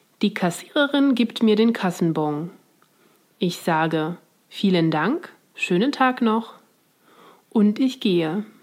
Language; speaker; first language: German; non-native, fluent; Swiss German